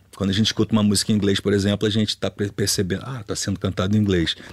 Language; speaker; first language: Portuguese; native; Portuguese